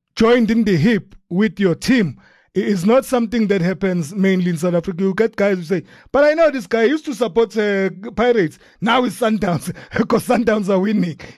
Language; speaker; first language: English; non-native, local second language; Zulu